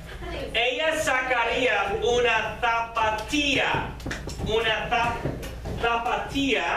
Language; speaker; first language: Spanish; non-native, fluent; English